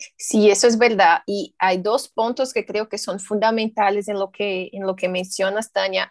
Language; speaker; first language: Spanish; non-native, fluent; Portuguese